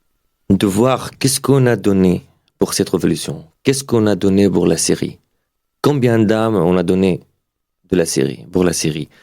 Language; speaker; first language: French; non-native, learner; Arabic